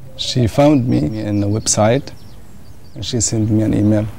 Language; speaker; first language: English; non-native, learner; Arabic